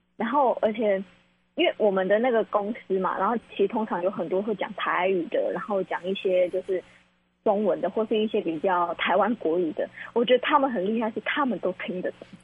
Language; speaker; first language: Chinese; native; Chinese